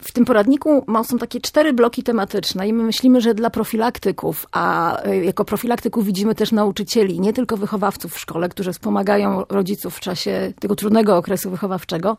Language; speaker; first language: Polish; native; Polish